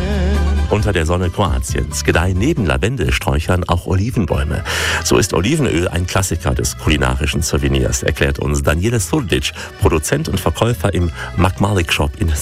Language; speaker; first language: German; native; German